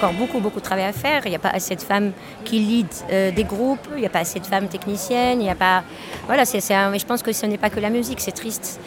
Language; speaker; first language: French; non-native, local second language; Arabic